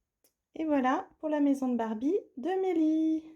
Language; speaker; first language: French; native; French